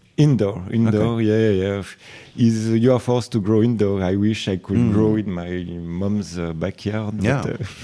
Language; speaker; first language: English; non-native, fluent; French